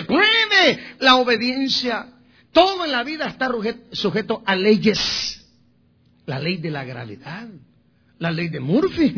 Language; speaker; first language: Spanish; native; Spanish